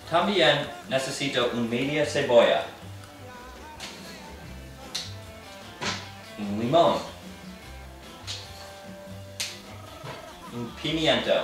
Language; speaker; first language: Spanish; non-native, learner; English